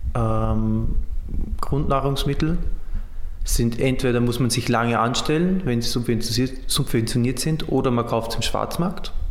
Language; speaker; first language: German; native; German